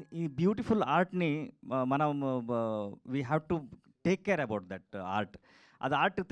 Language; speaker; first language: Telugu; non-native, learner; Kannada